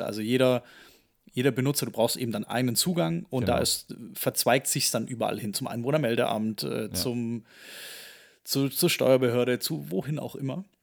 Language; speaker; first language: German; native; German